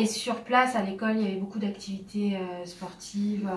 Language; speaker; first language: French; native; French